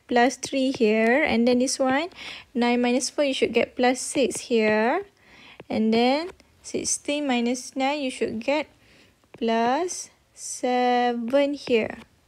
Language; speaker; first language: English; non-native, local second language; Malay